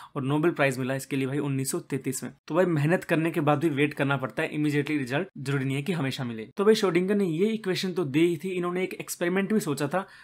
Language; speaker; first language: Hindi; native; Hindi